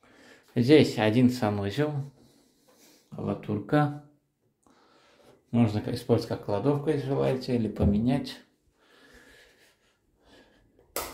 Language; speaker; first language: Russian; non-native, fluent; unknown